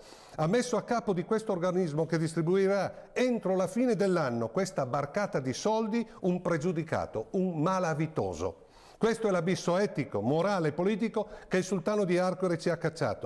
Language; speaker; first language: Italian; native; Italian